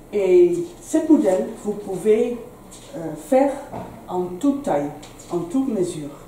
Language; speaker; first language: French; non-native, learner; Dutch